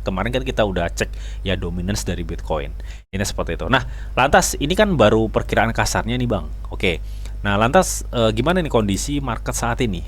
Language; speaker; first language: Indonesian; native; Indonesian